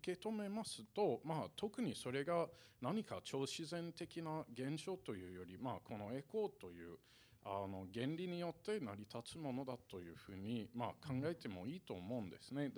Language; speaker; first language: Japanese; non-native, fluent; English